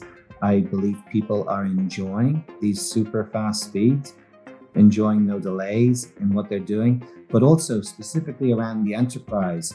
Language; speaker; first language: English; native; English